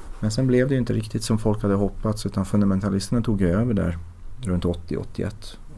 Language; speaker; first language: Swedish; early bilingual, other home language; Persian